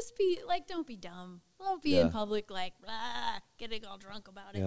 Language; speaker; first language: English; native; English